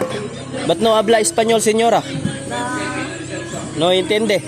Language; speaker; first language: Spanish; non-native, learner; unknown